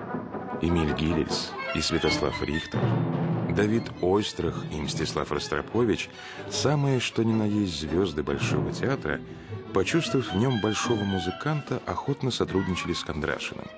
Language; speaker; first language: Russian; native; Russian